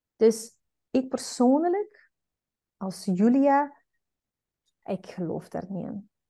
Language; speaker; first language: Dutch; non-native, fluent; Russian